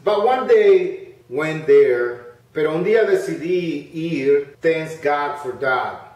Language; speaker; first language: English; non-native, fluent; Spanish